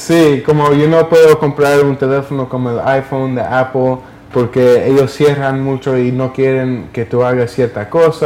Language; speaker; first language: Spanish; early bilingual, heritage; English